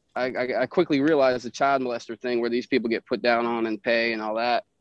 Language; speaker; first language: English; native; English